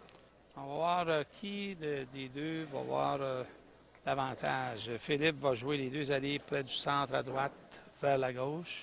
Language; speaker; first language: French; native; French